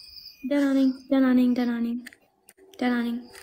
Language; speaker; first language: Amharic; non-native, learner; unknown